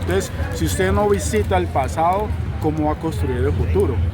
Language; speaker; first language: Spanish; native; Spanish